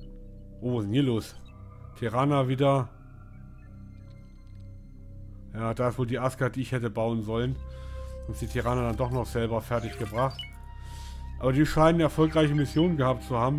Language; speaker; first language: German; native; German